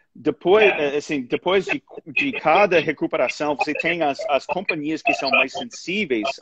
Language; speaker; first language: Portuguese; non-native, fluent; English